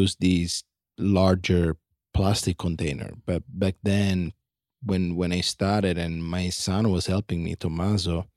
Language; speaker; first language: English; non-native, fluent; Italian